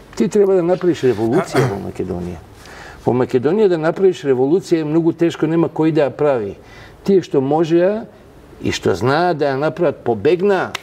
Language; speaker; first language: Macedonian; non-native, local second language; Albanian